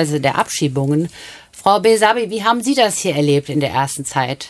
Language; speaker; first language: German; native; German